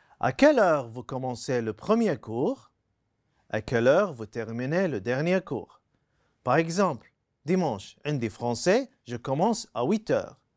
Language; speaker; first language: French; non-native, fluent; Arabic